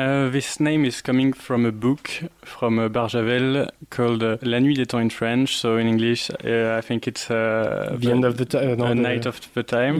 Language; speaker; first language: English; non-native, learner; French